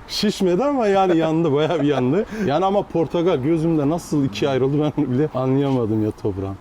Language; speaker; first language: Turkish; early bilingual, other home language; Zaza